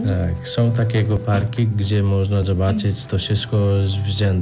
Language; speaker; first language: Polish; non-native, learner; Nepali